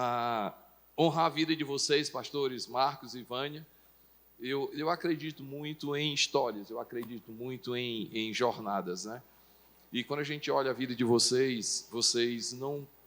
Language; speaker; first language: Portuguese; native; Portuguese